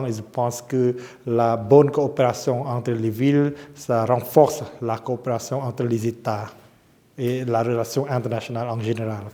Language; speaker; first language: French; non-native, fluent; Khmer